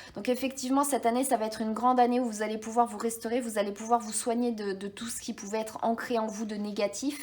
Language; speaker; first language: French; native; French